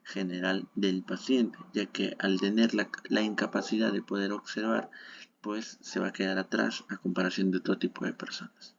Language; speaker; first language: Spanish; native; Spanish